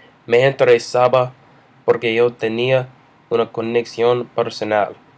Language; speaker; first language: Spanish; non-native, learner; English